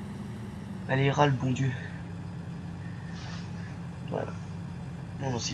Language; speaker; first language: French; native; French